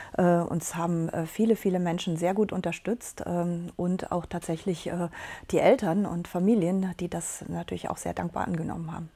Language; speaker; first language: German; native; German